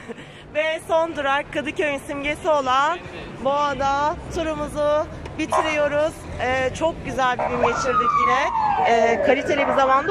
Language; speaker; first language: Turkish; native; Turkish